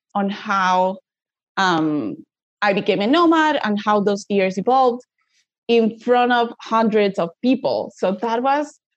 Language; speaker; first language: English; non-native, fluent; Spanish